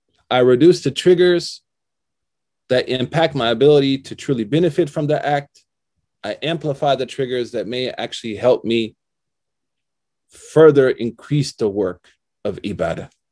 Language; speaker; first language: English; native; English